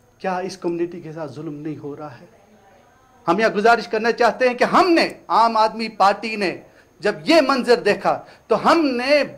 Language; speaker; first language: Hindi; non-native, local second language; Kashmiri